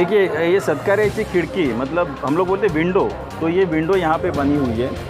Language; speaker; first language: Hindi; non-native, local second language; Marathi